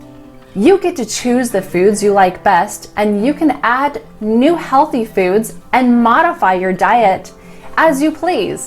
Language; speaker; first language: English; native; English